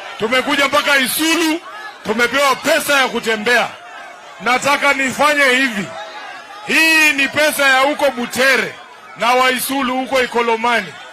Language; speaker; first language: Swahili; non-native, local second language; Luyia